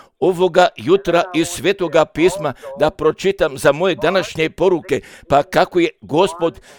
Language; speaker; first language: Croatian; early bilingual, heritage; Croatian